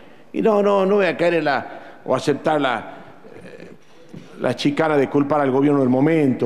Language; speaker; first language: Spanish; native; Spanish